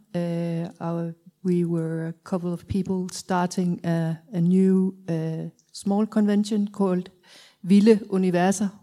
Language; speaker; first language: English; non-native, fluent; Danish